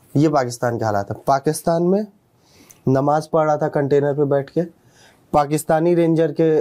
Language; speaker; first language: Hindi; native; Hindi